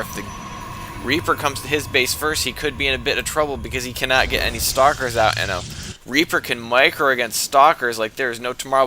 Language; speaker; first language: English; native; English